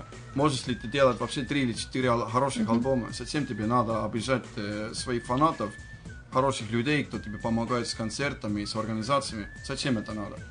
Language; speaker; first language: Russian; non-native, fluent; Estonian